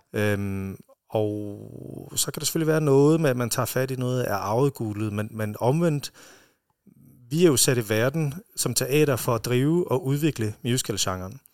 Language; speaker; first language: Danish; early bilingual, heritage; Danish